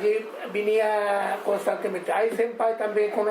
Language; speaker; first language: Spanish; non-native, learner; Japanese